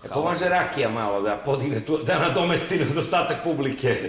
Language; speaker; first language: Serbian; native; Serbian